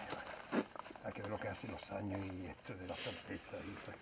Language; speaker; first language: Spanish; native; Spanish